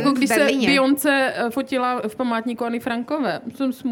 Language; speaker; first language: Czech; native; Czech